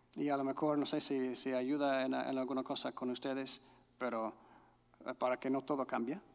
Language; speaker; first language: Spanish; non-native, fluent; English